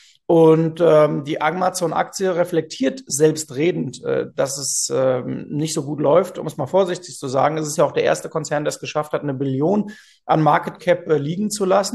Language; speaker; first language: German; native; German